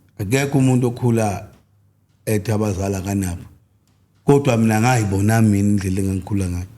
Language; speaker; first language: Zulu; native; Zulu